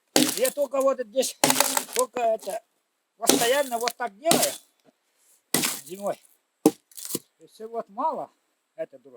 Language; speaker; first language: Russian; non-native, local second language; Yakut